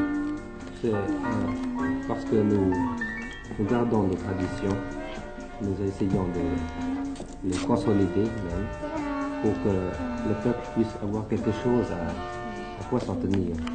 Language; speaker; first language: French; early bilingual, other home language; Thai